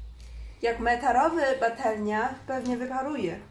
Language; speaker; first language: Polish; non-native, learner; Chinese